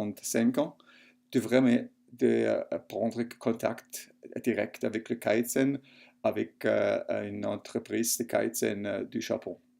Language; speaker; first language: French; non-native, fluent; German